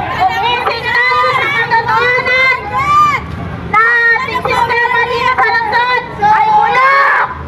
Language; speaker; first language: Filipino; native; Filipino